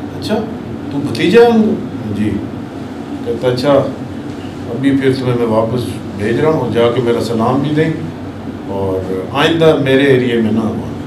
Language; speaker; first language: Urdu; non-native, local second language; Saraiki